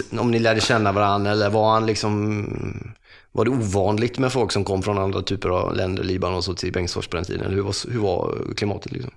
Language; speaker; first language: Swedish; native; Swedish